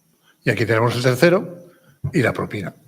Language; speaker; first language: Spanish; native; Spanish